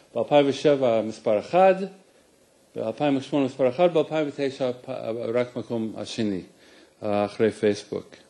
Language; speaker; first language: Hebrew; non-native, fluent; English